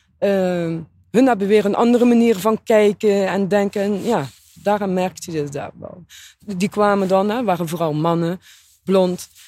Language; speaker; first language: Dutch; native; Dutch